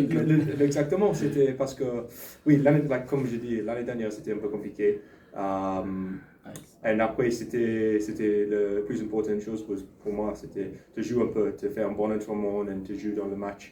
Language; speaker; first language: French; non-native, learner; English